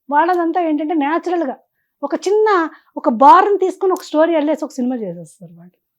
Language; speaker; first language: Telugu; native; Telugu